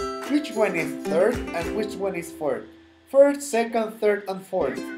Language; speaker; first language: English; non-native, fluent; Spanish